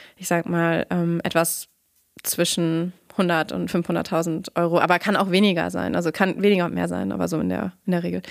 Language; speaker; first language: German; native; German